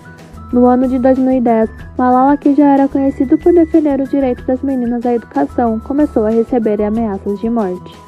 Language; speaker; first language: Portuguese; native; Portuguese